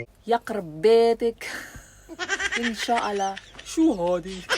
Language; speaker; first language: Arabic; non-native, learner; Filipino